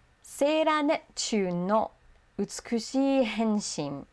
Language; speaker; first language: Japanese; non-native, fluent; English